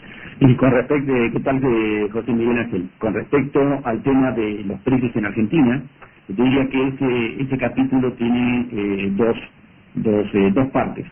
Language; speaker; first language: Spanish; native; Spanish